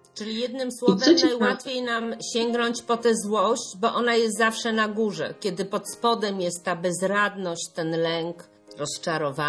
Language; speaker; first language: Polish; native; Polish